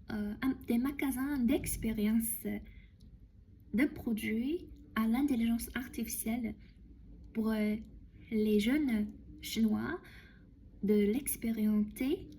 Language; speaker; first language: French; non-native, learner; Chinese